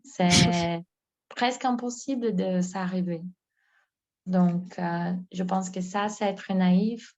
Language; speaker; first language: French; non-native, learner; Portuguese